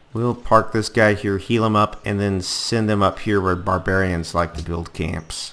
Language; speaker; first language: English; native; English